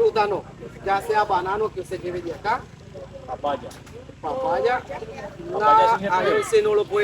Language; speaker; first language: Spanish; native; Spanish